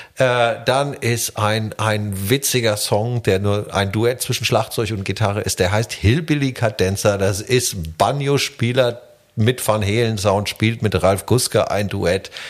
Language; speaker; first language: German; non-native, fluent; Czech